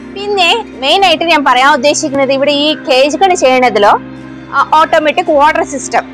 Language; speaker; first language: Malayalam; non-native, local second language; Telugu